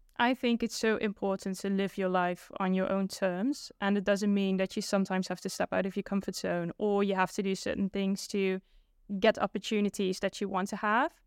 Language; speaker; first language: English; non-native, fluent; Dutch